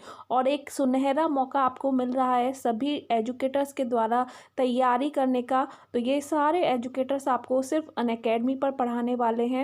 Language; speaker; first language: Hindi; native; Hindi